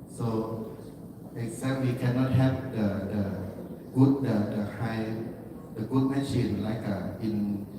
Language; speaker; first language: English; non-native, learner; Thai